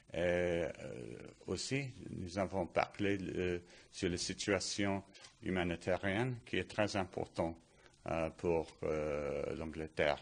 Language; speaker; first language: French; non-native, learner; English